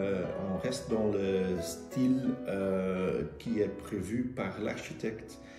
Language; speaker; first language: French; non-native, local second language; Dutch